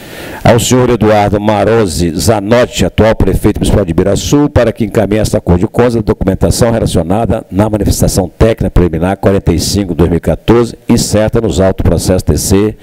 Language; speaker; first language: Portuguese; native; Portuguese